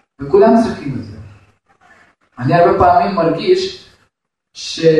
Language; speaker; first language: Hebrew; non-native, fluent; Russian